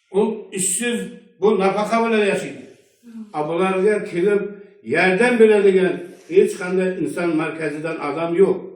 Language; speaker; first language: Uzbek; native; Uzbek